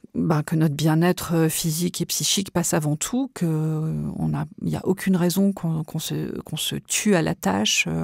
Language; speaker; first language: French; native; French